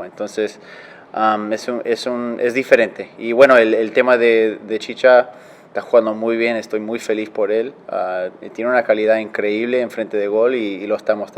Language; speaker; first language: Spanish; early bilingual, heritage; Spanish